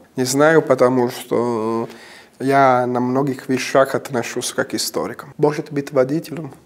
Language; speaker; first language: Russian; non-native, fluent; Italian